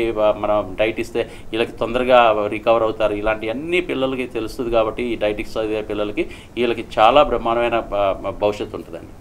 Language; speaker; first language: Telugu; native; Telugu